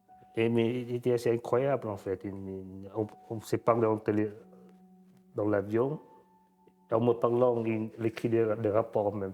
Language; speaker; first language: French; non-native, fluent; Vietnamese